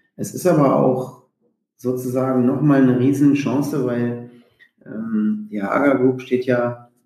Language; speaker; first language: German; native; German